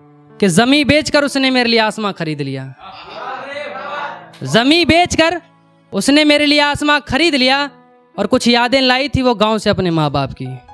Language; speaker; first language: Hindi; native; Hindi